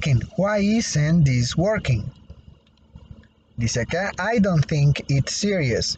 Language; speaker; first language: English; non-native, fluent; Spanish